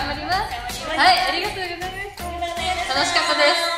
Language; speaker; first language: Japanese; native; Japanese